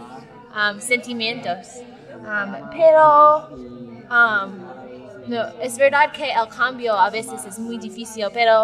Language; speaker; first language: Spanish; non-native, learner; English